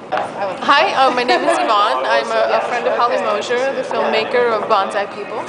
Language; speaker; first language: English; native; English